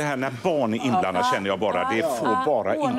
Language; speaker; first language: Swedish; native; Swedish